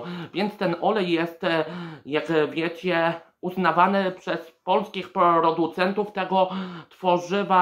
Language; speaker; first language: Polish; native; Polish